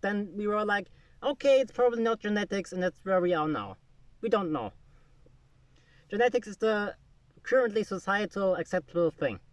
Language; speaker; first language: English; non-native, fluent; German